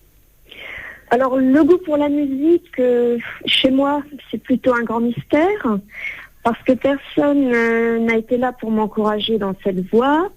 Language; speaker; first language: French; native; French